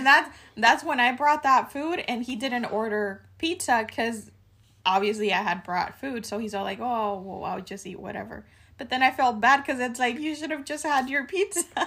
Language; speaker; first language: English; early bilingual, other home language; Spanish